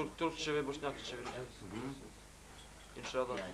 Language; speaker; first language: Turkish; non-native, learner; Bosnian